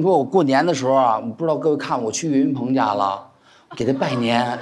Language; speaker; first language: Chinese; native; Chinese